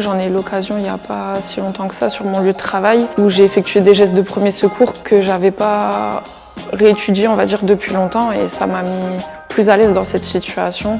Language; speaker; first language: French; native; French